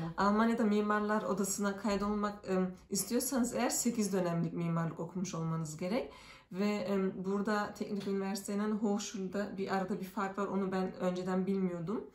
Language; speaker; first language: Turkish; early bilingual, heritage; Turkish